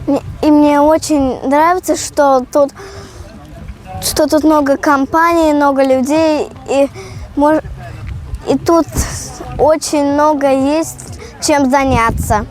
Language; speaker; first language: Russian; non-native, fluent; Azerbaijani